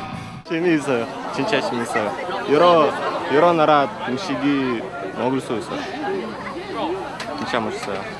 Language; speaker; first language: Korean; non-native, learner; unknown